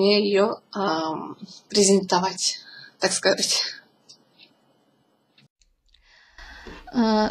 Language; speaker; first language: Russian; non-native, local second language; Kazakh